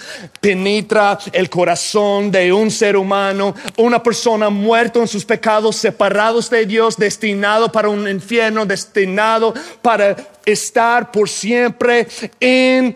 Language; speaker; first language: Spanish; non-native, fluent; English